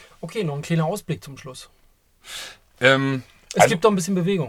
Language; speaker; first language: German; native; German